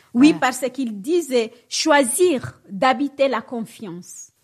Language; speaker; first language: French; non-native, local second language; Swahili